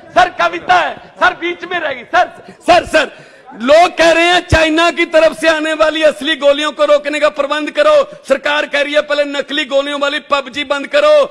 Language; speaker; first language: Hindi; non-native, local second language; Punjabi